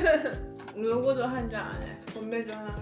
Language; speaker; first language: Korean; non-native, fluent; Chinese